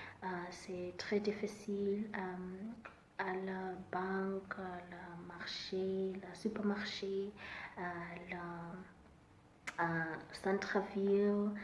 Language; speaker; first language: French; non-native, learner; Southern Sotho